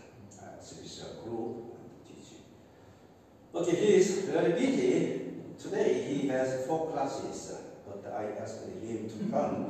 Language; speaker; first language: English; non-native, local second language; Cebuano